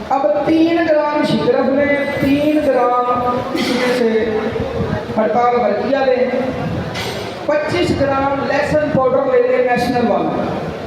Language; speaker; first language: Urdu; non-native, local second language; Punjabi